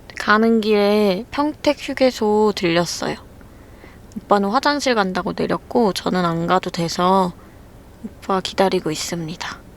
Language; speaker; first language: Korean; native; Korean